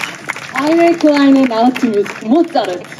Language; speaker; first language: German; non-native, learner; Korean